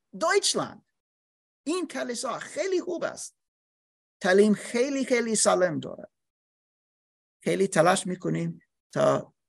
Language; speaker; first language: Persian; non-native, learner; English